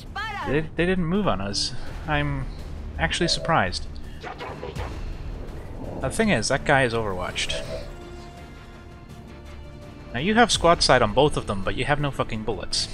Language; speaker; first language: English; native; English